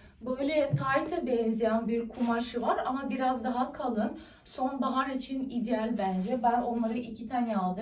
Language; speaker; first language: Turkish; non-native, fluent; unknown